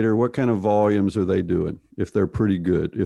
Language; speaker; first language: English; native; English